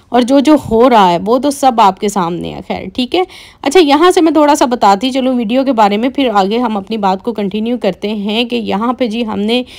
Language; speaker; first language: Urdu; native; Urdu